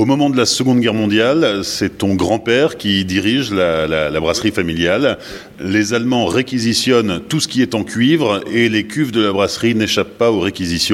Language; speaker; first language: French; native; French